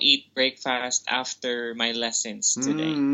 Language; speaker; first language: English; non-native, local second language; Filipino